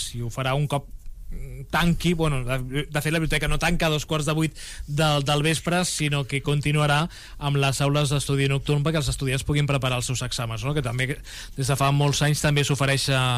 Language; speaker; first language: Catalan; native; Catalan